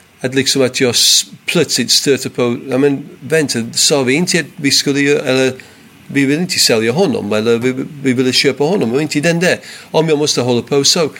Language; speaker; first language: Swedish; non-native, fluent; English